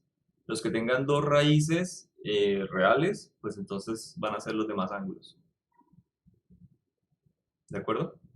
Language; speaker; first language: Spanish; native; Spanish